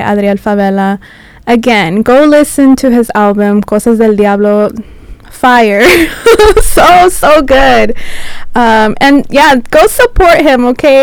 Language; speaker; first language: English; early bilingual, other home language; Spanish